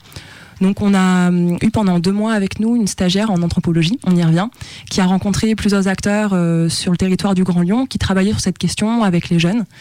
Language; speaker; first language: French; native; French